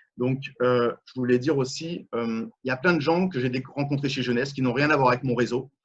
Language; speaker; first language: French; native; French